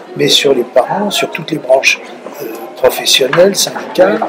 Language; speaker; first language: French; native; French